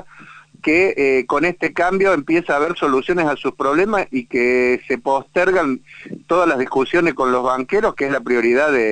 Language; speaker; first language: Spanish; native; Spanish